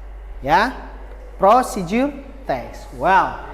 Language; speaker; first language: English; non-native, fluent; Indonesian